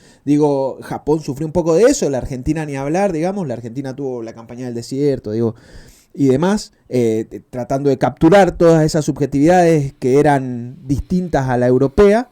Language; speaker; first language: Spanish; native; Spanish